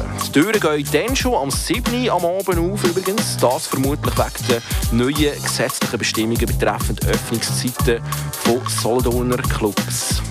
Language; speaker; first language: German; native; German